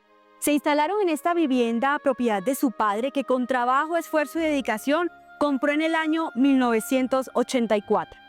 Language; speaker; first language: Spanish; native; Spanish